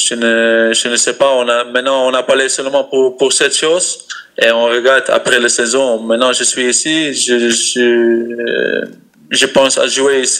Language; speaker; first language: French; non-native, learner; Dutch